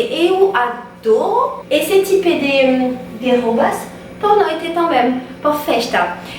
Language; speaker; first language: Portuguese; non-native, learner; French